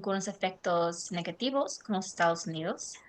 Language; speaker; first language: Spanish; non-native, learner; English